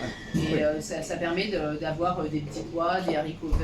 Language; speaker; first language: French; native; French